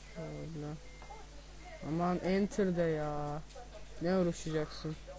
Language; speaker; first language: Turkish; native; Turkish